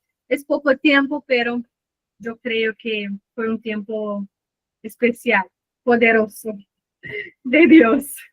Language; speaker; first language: Spanish; non-native, fluent; Portuguese